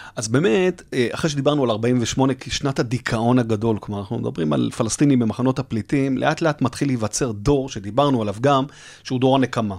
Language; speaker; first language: Hebrew; native; Hebrew